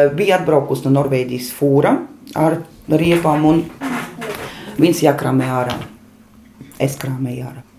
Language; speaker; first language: Latvian; native; Latvian